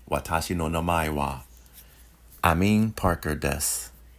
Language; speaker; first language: Japanese; non-native, learner; English